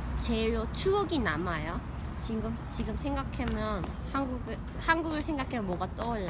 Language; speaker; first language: Korean; early bilingual, heritage; English